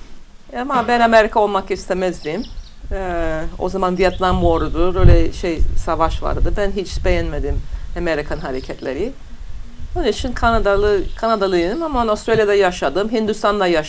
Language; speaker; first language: Turkish; non-native, fluent; English